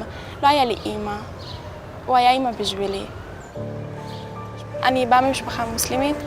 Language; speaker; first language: Hebrew; non-native, local second language; Arabic